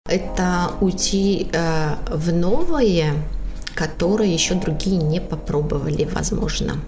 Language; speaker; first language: Russian; non-native, local second language; Tajik